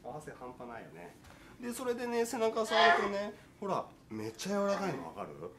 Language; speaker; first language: Japanese; native; Japanese